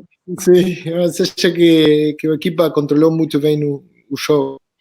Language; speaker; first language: Portuguese; non-native, fluent; Spanish